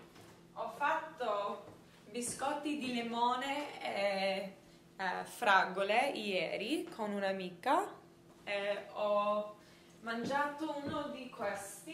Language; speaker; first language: Italian; non-native, learner; English